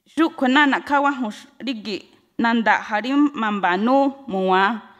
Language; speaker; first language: Spanish; non-native, local second language; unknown